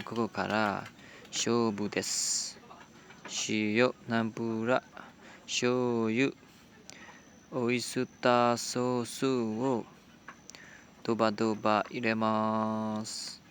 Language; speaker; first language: Japanese; non-native, learner; Vietnamese